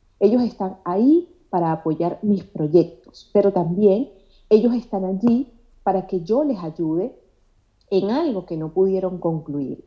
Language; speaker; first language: Spanish; native; Spanish